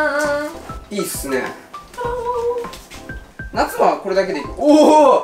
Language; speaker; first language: Japanese; native; Japanese